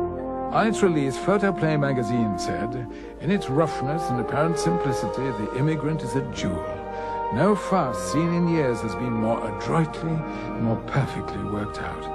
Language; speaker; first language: English; native; English